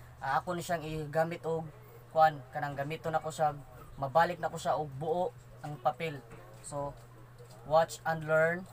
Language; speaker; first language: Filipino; non-native, local second language; Cebuano